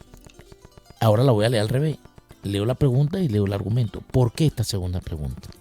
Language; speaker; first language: Spanish; native; Spanish